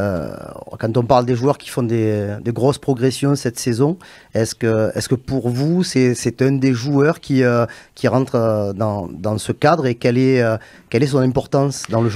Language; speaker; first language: French; native; French